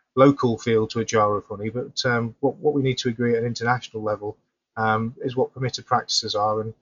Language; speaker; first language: English; native; English